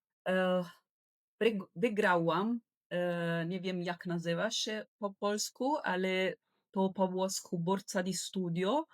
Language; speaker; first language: Polish; non-native, learner; Italian